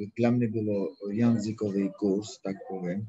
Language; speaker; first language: Polish; non-native, learner; Georgian